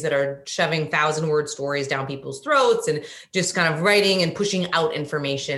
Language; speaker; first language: English; native; English